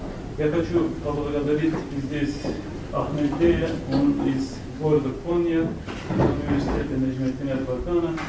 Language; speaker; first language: Russian; non-native, fluent; Turkish